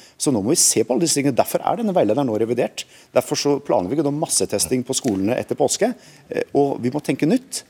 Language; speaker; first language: Norwegian; native; Norwegian